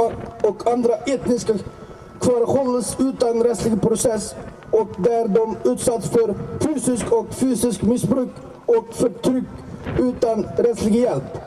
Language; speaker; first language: Swedish; non-native, learner; Uyghur